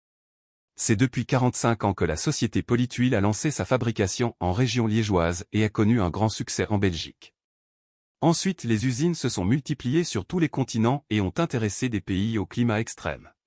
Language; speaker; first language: French; native; French